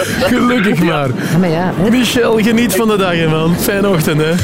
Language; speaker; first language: Dutch; native; Dutch